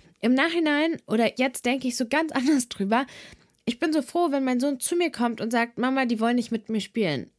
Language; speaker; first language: German; early bilingual, other home language; Serbian